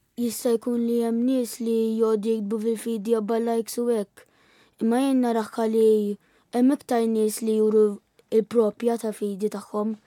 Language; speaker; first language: Maltese; early bilingual, other home language; Italian